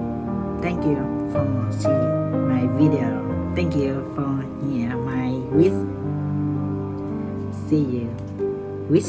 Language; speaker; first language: English; non-native, learner; Vietnamese